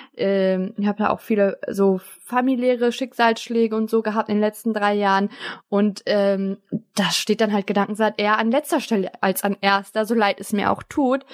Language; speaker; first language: German; early bilingual, other home language; Turkish